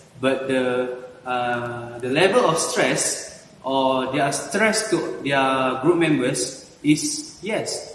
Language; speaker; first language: English; non-native, learner; Malay